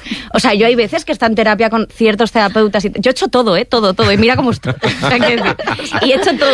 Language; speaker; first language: Spanish; native; Spanish